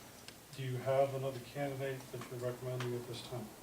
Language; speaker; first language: English; native; English